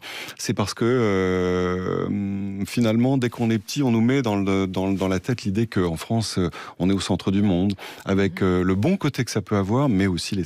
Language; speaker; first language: French; native; French